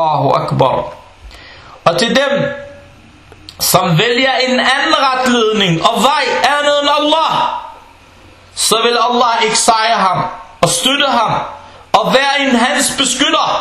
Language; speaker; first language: Danish; non-native, fluent; Arabic